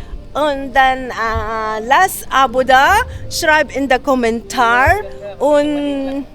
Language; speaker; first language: German; non-native, learner; Filipino